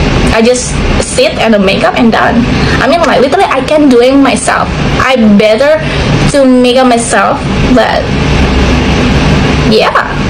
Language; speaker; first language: English; non-native, learner; Indonesian